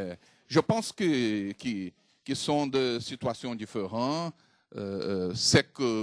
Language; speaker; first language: French; non-native, fluent; Portuguese